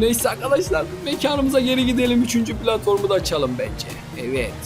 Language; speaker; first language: Turkish; native; Turkish